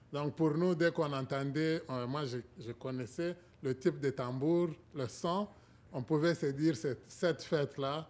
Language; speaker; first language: French; non-native, local second language; Swahili